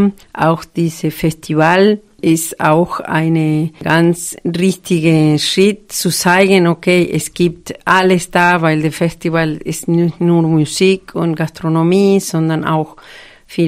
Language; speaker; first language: German; non-native, fluent; Spanish